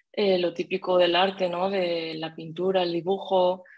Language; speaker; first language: Spanish; native; Spanish